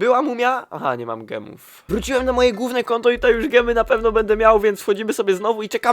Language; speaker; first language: Polish; native; Polish